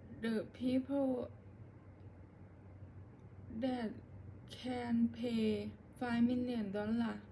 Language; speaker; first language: English; non-native, learner; Thai